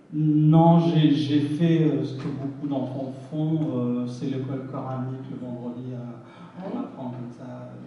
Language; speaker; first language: French; early bilingual, other home language; Arabic